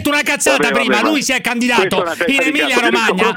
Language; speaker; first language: Italian; native; Italian